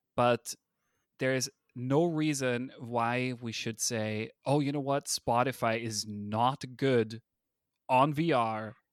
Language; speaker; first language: English; non-native, fluent; German